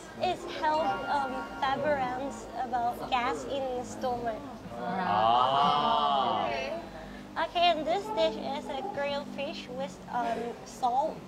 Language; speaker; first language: English; non-native, learner; Thai